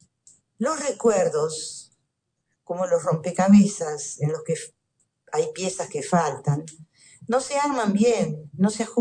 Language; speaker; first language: Spanish; native; Spanish